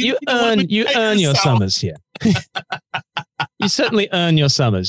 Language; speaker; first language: English; native; English